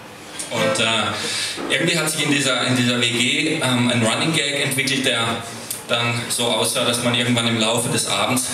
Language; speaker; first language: German; native; German